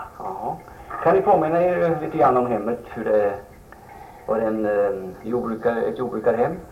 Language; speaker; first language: Swedish; native; Swedish